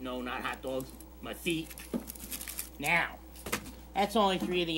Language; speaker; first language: English; native; English